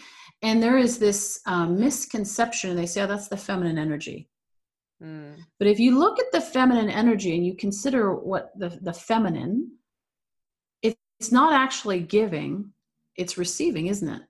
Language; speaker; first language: English; native; English